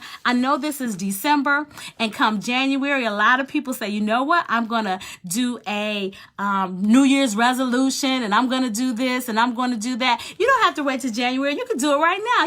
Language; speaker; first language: English; native; English